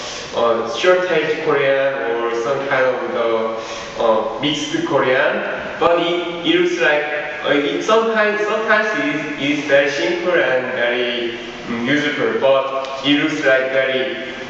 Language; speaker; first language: English; non-native, learner; Korean